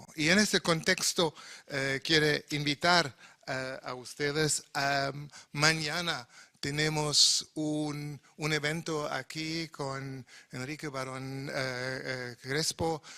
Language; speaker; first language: Spanish; non-native, fluent; German